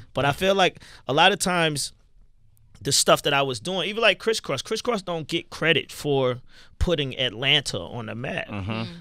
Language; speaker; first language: English; native; English